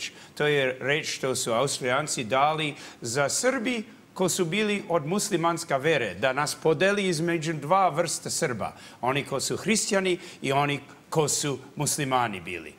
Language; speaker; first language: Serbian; early bilingual, heritage; English